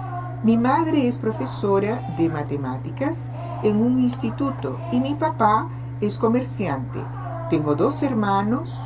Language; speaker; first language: Spanish; non-native, fluent; Portuguese